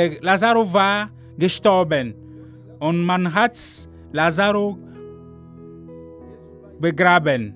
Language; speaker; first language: German; non-native, learner; Ewe